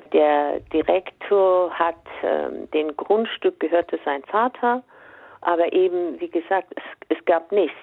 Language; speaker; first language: German; non-native, fluent; Persian